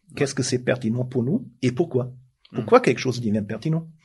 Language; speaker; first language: French; non-native, fluent; German